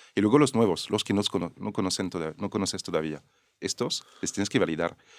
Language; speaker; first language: Spanish; non-native, fluent; French